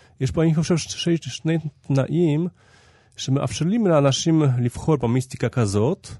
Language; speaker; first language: Hebrew; non-native, fluent; Polish